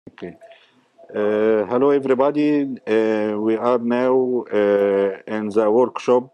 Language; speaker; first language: English; non-native, fluent; Arabic